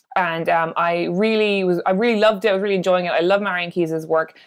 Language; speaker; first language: English; native; English